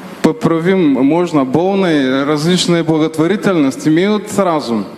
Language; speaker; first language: Russian; non-native, learner; Bulgarian